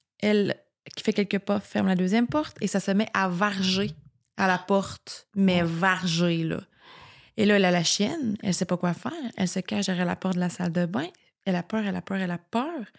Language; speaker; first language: French; native; French